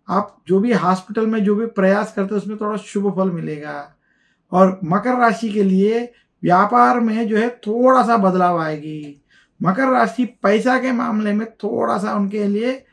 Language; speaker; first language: Hindi; non-native, local second language; Telugu